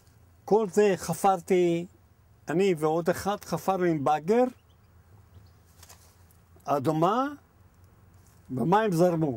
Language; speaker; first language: Hebrew; non-native, fluent; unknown